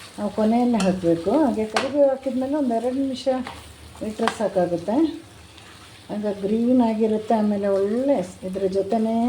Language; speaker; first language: Kannada; non-native, local second language; Malayalam